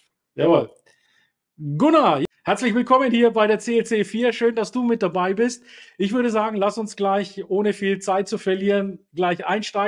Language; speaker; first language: German; native; German